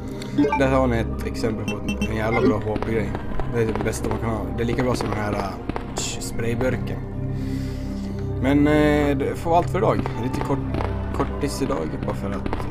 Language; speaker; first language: Swedish; native; Swedish